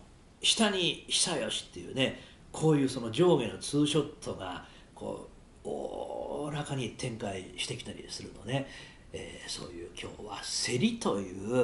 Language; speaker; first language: Japanese; native; Japanese